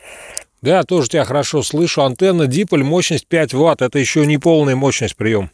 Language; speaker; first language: Russian; native; Russian